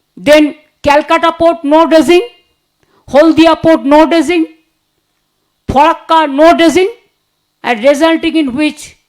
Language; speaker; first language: English; non-native, local second language; Bangla